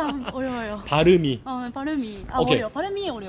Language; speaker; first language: Korean; non-native, learner; Japanese